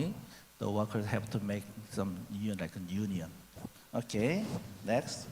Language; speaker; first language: English; non-native, learner; Korean